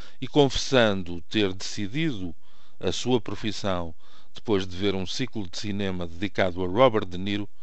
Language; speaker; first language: Portuguese; native; Portuguese